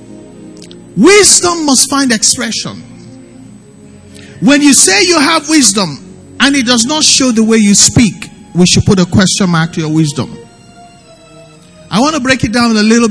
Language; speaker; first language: English; non-native, local second language; Yoruba